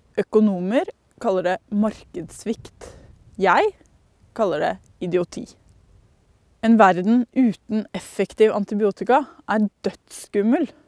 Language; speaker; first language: Norwegian; native; Norwegian